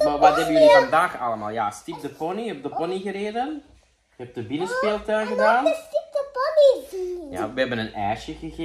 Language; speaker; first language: Dutch; native; Dutch